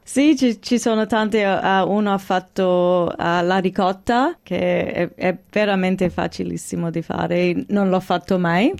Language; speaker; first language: Italian; early bilingual, heritage; English